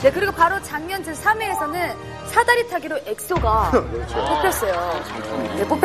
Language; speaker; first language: Korean; native; Korean